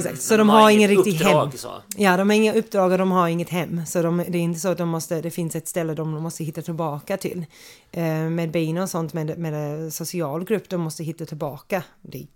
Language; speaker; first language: Swedish; non-native, fluent; English